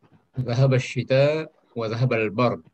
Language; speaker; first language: Arabic; non-native, learner; Indonesian